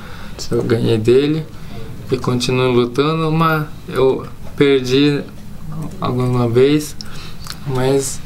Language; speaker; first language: Portuguese; early bilingual, heritage; Portuguese